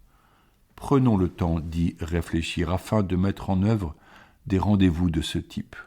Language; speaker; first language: French; native; French